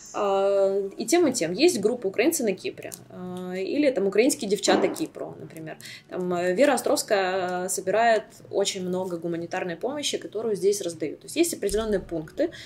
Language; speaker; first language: Russian; native; Russian